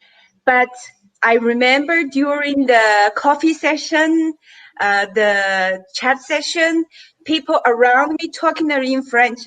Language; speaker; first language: English; non-native, fluent; Chinese